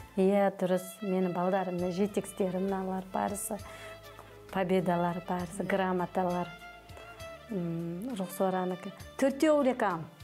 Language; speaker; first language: Kazakh; non-native, local second language; Uzbek